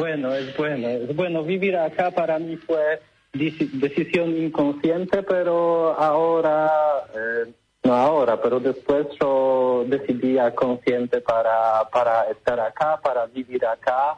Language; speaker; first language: Spanish; non-native, learner; Polish